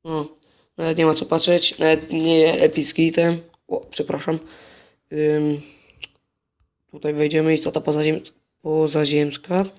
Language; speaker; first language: Polish; native; Polish